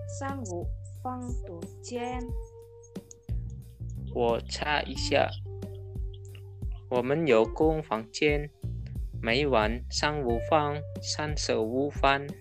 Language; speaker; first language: Chinese; non-native, learner; Indonesian